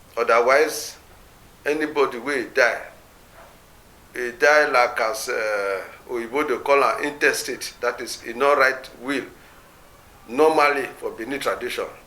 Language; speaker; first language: Nigerian Pidgin; non-native, local second language; Bini